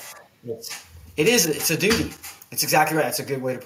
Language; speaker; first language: English; native; English